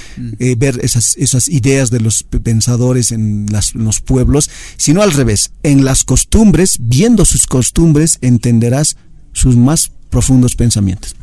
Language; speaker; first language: Spanish; native; Spanish